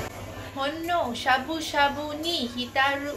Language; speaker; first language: Japanese; non-native, learner; Thai